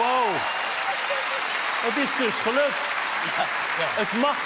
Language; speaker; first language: Dutch; native; Dutch